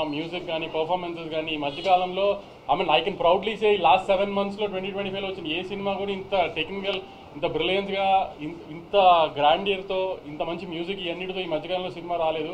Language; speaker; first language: Telugu; native; Telugu